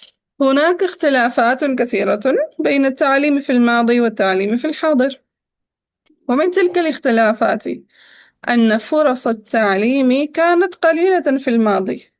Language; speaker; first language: Arabic; non-native, fluent; Urdu